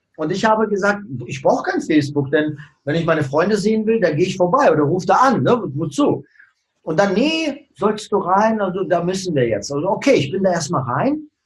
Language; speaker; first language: German; early bilingual, other home language; Russian